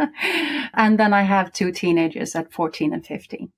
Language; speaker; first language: English; non-native, fluent; Icelandic